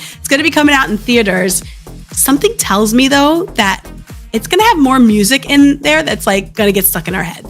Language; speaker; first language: English; native; English